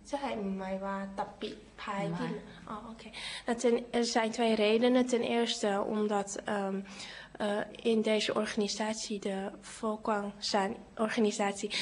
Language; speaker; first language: Dutch; early bilingual, other home language; Cantonese